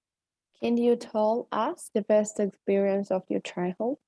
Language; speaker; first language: English; non-native, fluent; Spanish